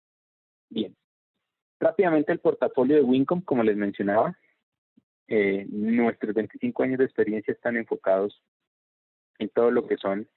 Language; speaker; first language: Spanish; native; Spanish